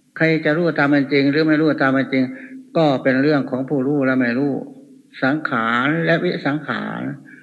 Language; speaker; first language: Thai; native; Thai